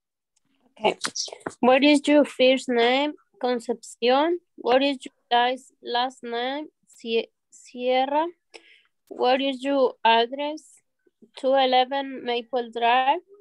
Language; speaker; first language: English; non-native, learner; Spanish